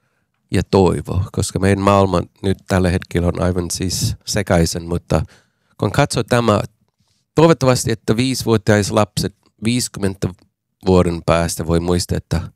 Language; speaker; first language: Finnish; non-native, learner; English